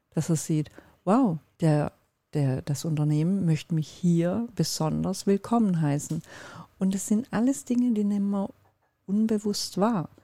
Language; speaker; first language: German; non-native, fluent; Turkish